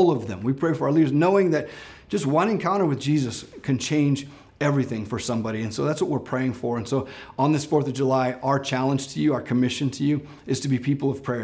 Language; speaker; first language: English; native; English